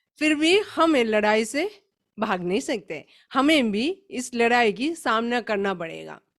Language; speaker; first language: Hindi; non-native, local second language; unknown